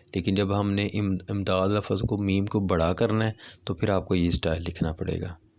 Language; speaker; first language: Urdu; non-native, local second language; Punjabi